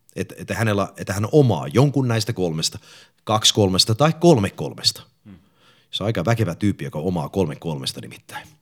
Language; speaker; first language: Finnish; early bilingual, heritage; English